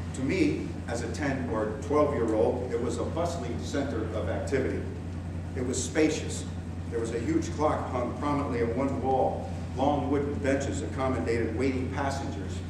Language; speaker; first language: English; native; English